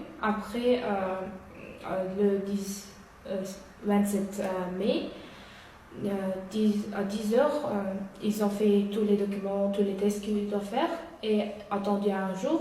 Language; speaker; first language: French; non-native, learner; Uyghur